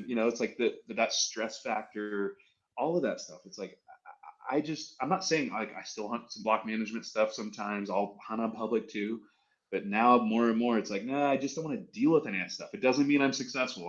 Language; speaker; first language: English; native; English